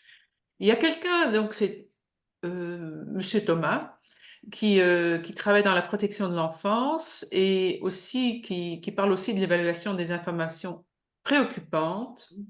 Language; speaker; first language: French; native; French